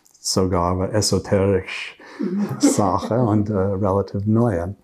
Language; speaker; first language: German; non-native, learner; English